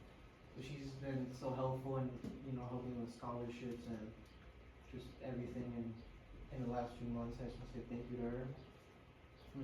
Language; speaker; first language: English; early bilingual, other home language; Spanish